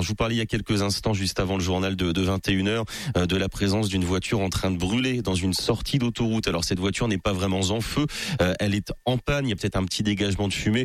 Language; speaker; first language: French; native; French